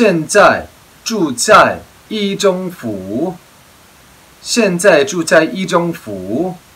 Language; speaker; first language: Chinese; non-native, fluent; Korean